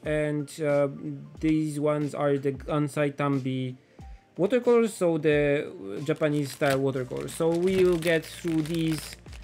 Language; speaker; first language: English; non-native, fluent; Polish